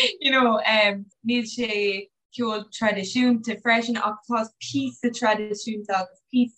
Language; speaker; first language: Irish; non-native, local second language; English